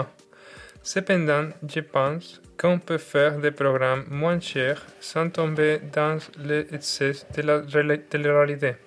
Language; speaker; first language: French; non-native, learner; Spanish